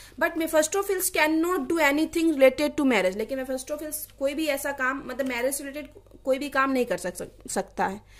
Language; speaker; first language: Hindi; native; Hindi